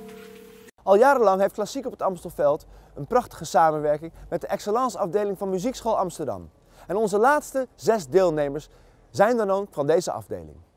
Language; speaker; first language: Dutch; native; Dutch